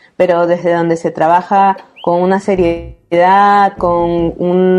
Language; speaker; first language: Spanish; native; Spanish